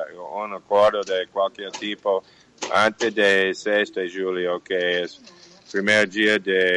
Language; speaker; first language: Portuguese; non-native, fluent; English